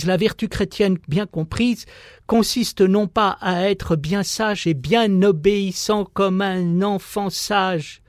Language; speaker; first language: French; native; French